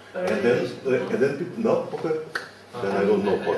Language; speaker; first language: English; non-native, fluent; Portuguese